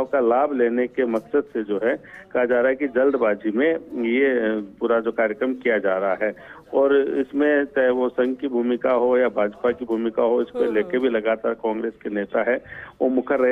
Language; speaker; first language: Hindi; native; Hindi